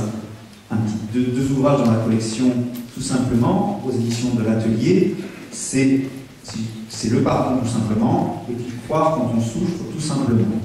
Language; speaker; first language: French; native; French